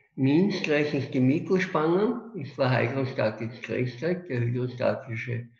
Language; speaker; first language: German; native; German